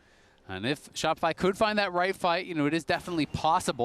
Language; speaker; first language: English; native; English